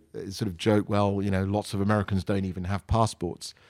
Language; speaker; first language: English; native; English